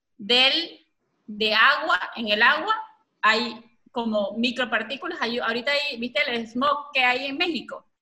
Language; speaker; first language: Spanish; native; Spanish